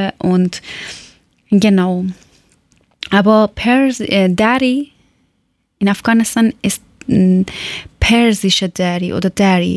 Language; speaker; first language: German; non-native, learner; Persian